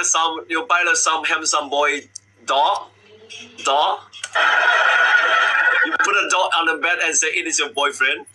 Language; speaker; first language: English; non-native, learner; Chinese